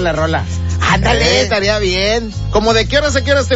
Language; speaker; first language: Spanish; native; Spanish